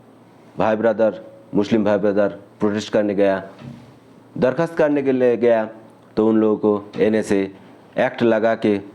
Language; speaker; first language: Hindi; non-native, local second language; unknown